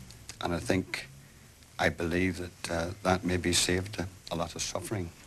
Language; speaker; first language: English; native; English